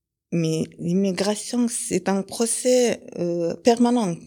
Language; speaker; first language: French; non-native, fluent; Kyrgyz